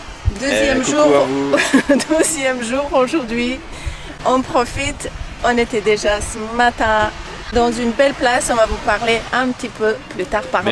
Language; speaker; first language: French; non-native, learner; Croatian